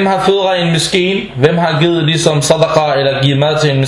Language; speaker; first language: Danish; early bilingual, other home language; Arabic